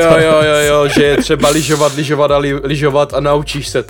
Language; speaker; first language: Polish; non-native, learner; Czech